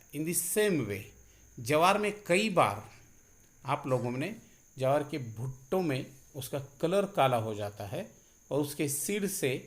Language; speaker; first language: Hindi; non-native, local second language; Marathi